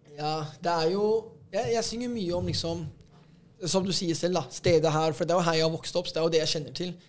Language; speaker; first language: Norwegian; native; Norwegian